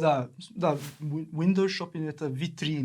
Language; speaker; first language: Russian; non-native, learner; English